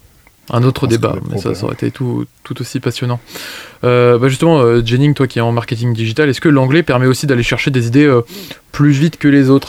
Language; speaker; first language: French; native; French